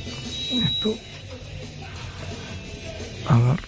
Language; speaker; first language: Spanish; native; Spanish